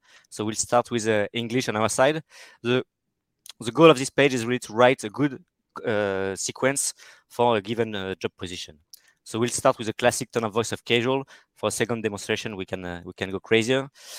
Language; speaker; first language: English; non-native, fluent; French